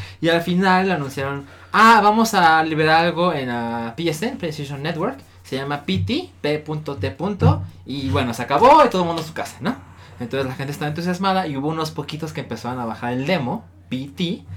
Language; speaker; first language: Spanish; native; Spanish